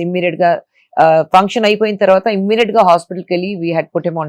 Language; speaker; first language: Telugu; non-native, fluent; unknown